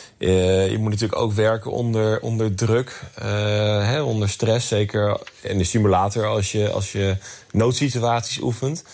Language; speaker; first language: Dutch; native; Dutch